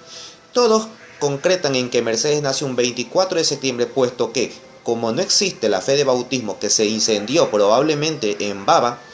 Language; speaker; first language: Spanish; native; Spanish